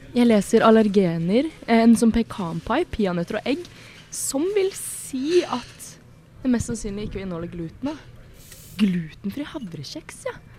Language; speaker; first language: Norwegian; native; Norwegian